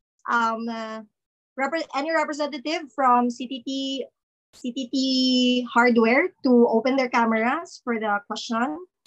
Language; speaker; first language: English; non-native, local second language; Cebuano